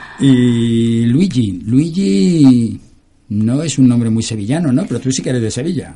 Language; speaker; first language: Spanish; native; Spanish